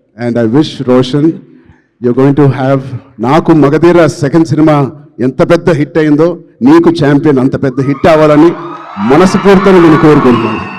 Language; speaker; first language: Telugu; native; Telugu